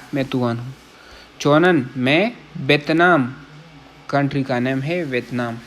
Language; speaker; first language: Urdu; non-native, local second language; Punjabi